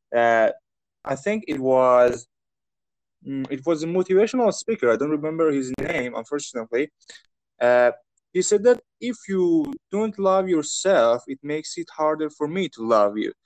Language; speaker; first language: English; non-native, fluent; Persian